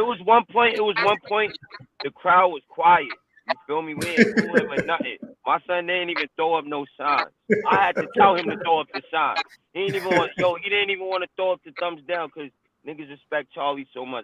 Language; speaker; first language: English; native; English